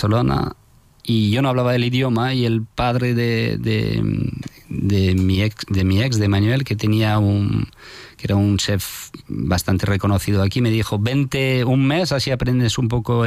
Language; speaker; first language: Spanish; non-native, fluent; French